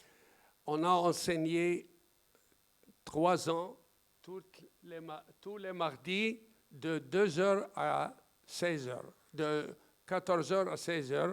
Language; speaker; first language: French; non-native, fluent; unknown